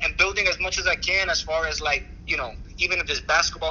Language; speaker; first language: English; native; English